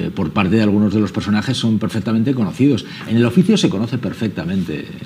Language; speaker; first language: Spanish; native; Spanish